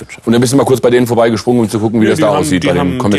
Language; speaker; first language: German; native; German